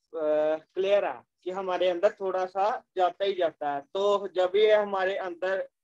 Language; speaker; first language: Hindi; native; Hindi